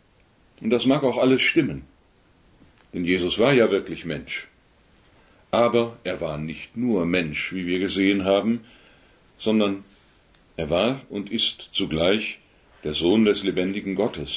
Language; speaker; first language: German; native; German